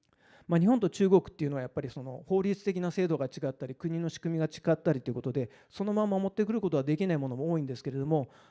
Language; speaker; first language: Japanese; native; Japanese